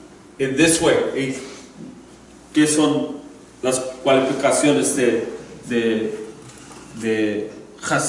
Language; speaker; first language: Spanish; non-native, learner; English